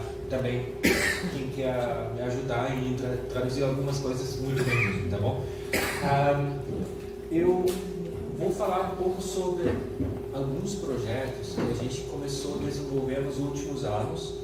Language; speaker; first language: Portuguese; non-native, fluent; German